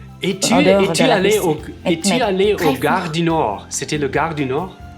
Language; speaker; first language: French; non-native, fluent; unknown